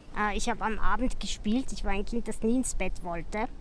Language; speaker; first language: German; native; German